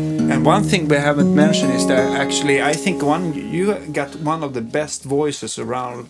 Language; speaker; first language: English; non-native, fluent; Swedish